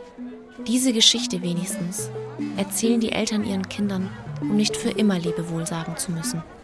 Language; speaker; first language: German; native; German